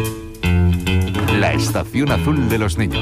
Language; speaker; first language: Spanish; native; Spanish